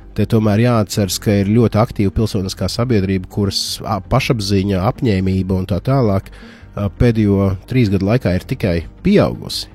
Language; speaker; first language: Latvian; native; Latvian